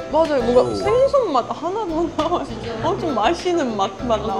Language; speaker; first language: Korean; non-native, fluent; Estonian